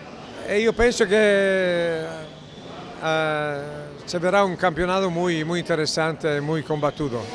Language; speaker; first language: Spanish; non-native, fluent; Italian